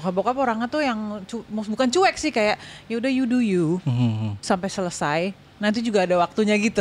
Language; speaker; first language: Indonesian; native; Indonesian